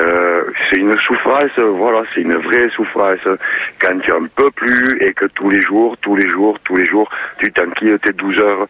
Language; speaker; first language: French; native; French